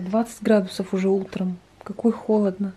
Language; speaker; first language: Russian; native; Russian